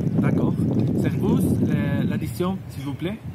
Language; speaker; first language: French; non-native, learner; Spanish